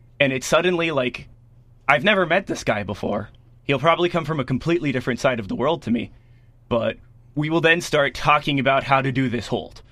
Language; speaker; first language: English; native; English